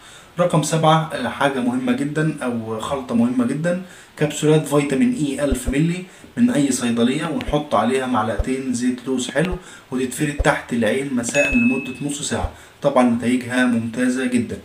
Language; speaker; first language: Arabic; native; Arabic